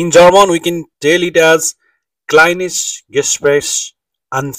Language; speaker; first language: German; non-native, learner; Nepali